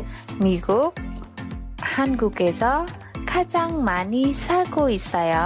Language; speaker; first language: Korean; non-native, fluent; Khmer